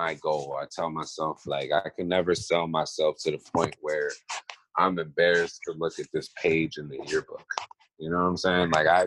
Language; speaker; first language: English; native; English